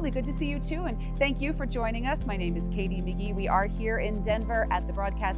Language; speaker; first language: English; native; English